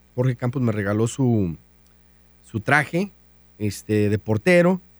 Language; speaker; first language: Spanish; native; Spanish